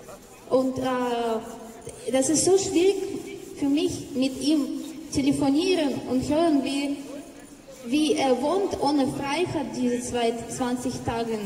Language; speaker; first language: German; non-native, learner; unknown